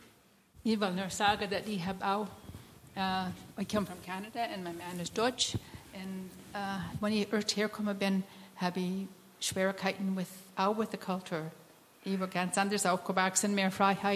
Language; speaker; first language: German; non-native, learner; English